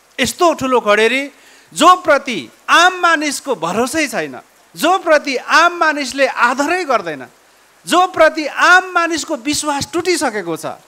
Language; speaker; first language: Nepali; native; Nepali